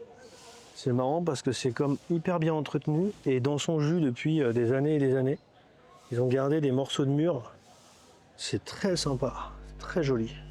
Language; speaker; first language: French; native; French